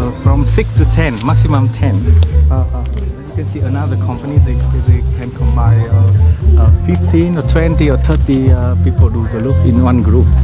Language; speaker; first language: English; non-native, fluent; Vietnamese